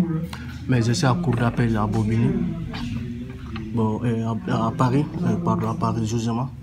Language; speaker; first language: French; non-native, learner; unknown